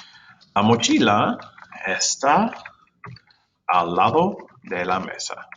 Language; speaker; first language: Spanish; non-native, fluent; English